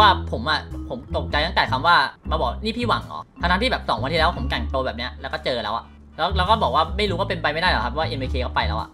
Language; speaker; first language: Thai; native; Thai